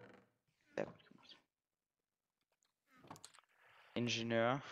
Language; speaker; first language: German; native; German